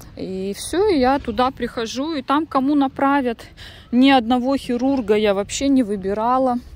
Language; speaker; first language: Russian; native; Russian